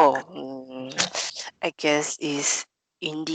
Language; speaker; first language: English; non-native, learner; Vietnamese